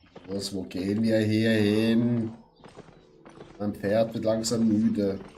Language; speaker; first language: German; native; German